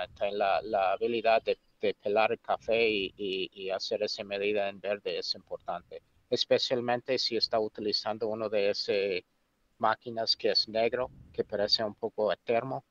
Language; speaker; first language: Spanish; non-native, fluent; English